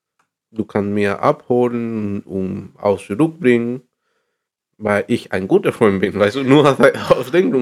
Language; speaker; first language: German; non-native, learner; Spanish